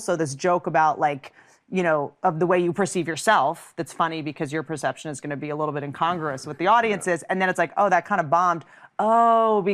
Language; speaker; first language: English; native; English